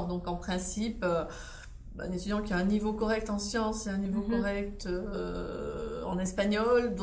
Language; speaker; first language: French; native; French